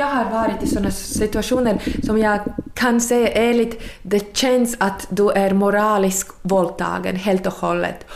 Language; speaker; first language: Swedish; non-native, fluent; Latvian